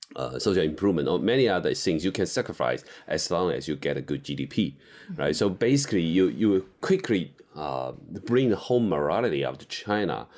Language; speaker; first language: English; non-native, fluent; Chinese